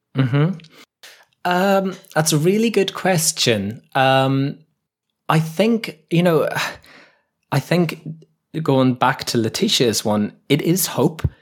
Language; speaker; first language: English; native; English